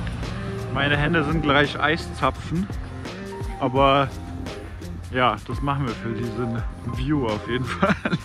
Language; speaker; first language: German; native; German